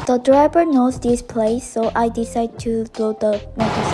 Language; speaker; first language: English; non-native, learner; Japanese